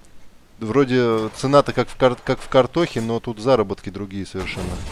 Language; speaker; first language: Russian; native; Russian